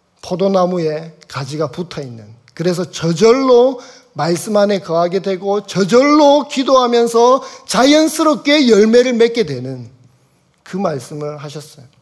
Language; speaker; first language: Korean; native; Korean